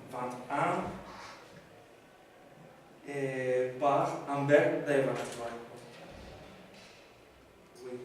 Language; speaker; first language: French; non-native, learner; Spanish